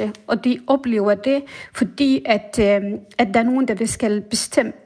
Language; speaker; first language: Danish; non-native, fluent; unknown